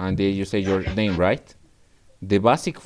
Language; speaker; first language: English; non-native, fluent; Spanish